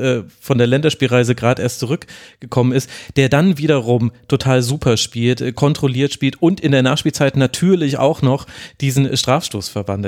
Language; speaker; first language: German; native; German